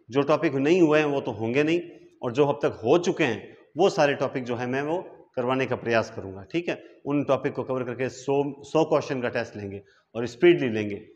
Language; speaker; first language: Hindi; native; Hindi